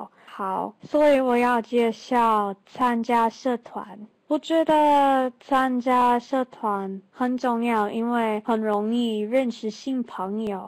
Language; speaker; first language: Chinese; non-native, learner; English